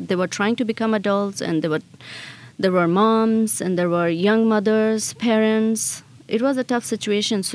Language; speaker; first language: English; non-native, local second language; Khowar